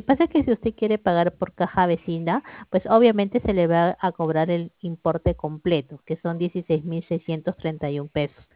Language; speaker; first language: Spanish; native; Spanish